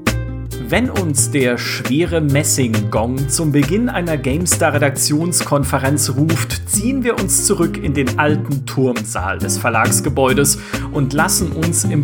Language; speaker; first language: German; native; German